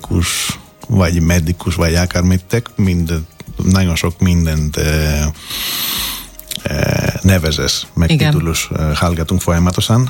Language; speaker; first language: Hungarian; non-native, learner; Greek